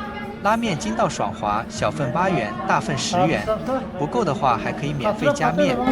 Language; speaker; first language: Chinese; native; Chinese